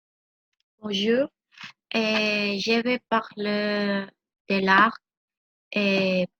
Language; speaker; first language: French; non-native, learner; Spanish